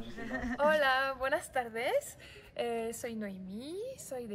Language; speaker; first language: Spanish; non-native, fluent; French